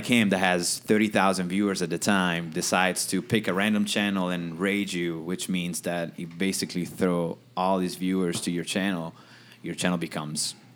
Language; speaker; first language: English; non-native, fluent; Italian